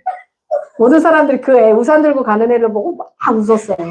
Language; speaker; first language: Korean; native; Korean